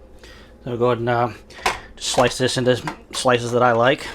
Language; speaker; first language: English; native; English